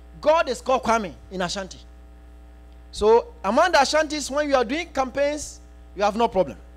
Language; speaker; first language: English; non-native, local second language; Akan